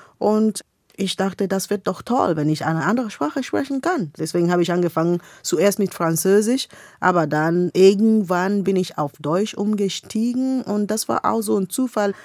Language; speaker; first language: German; non-native, fluent; Igbo